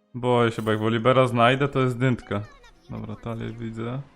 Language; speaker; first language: Polish; native; Polish